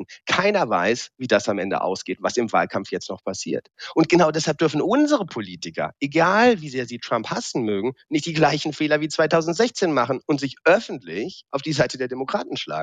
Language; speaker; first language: German; native; German